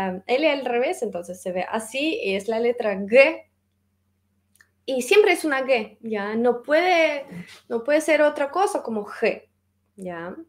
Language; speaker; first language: Spanish; non-native, fluent; Russian